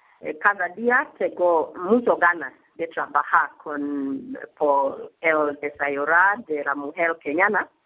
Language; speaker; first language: Spanish; non-native, learner; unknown